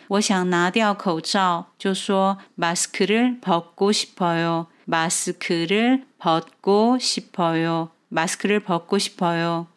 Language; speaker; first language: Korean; non-native, fluent; Chinese